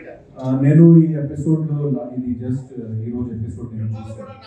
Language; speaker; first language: Telugu; non-native, fluent; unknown